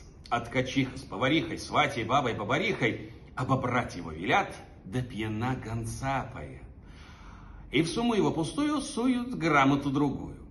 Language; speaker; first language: Russian; native; Russian